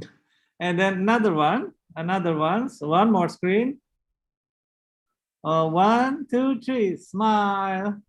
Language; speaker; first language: English; non-native, learner; Indonesian